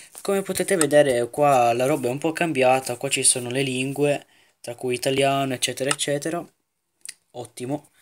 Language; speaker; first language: Italian; native; Italian